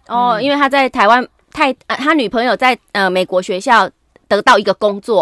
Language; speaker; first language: Chinese; native; Chinese